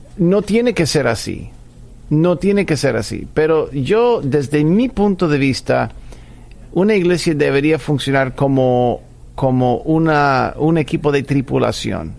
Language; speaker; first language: Spanish; non-native, fluent; English